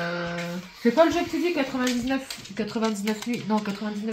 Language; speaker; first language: French; native; French